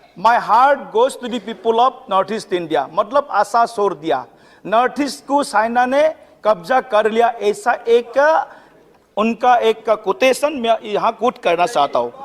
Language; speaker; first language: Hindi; non-native, local second language; Assamese